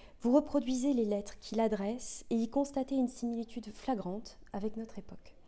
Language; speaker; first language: French; native; French